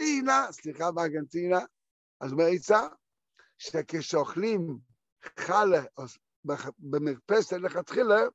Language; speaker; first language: Hebrew; non-native, fluent; Yiddish